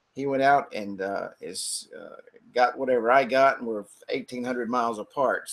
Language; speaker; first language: English; native; English